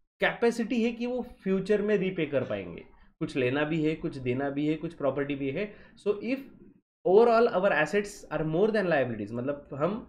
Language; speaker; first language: Hindi; non-native, local second language; Marathi